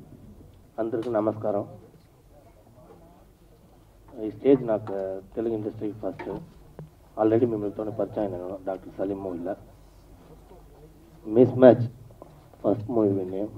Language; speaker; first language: Telugu; non-native, learner; Tamil